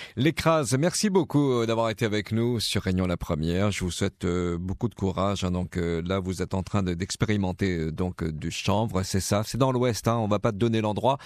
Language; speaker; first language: French; native; French